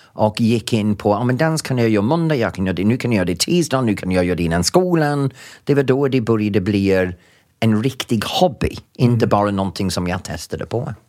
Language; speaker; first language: Swedish; non-native, fluent; English